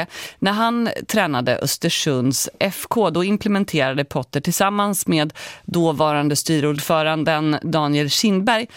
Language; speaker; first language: Swedish; native; Swedish